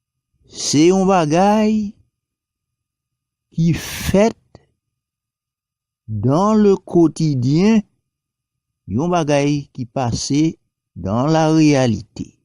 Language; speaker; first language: French; non-native, local second language; Haitian Creole